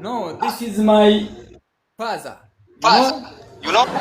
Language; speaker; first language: English; non-native, learner; Swahili